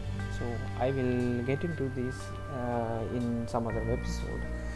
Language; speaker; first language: English; non-native, local second language; Tamil